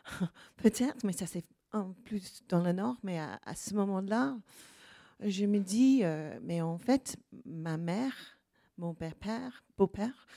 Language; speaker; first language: French; non-native, learner; English